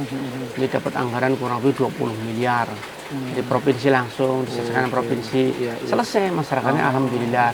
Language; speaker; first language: Indonesian; native; Indonesian